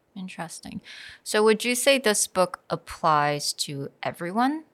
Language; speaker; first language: English; non-native, fluent; Chinese